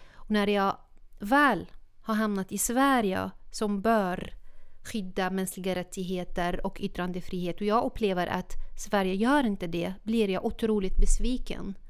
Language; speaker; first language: Swedish; non-native, fluent; Arabic